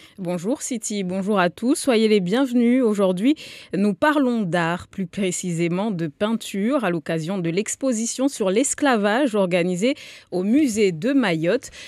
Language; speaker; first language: French; non-native, local second language; Comorian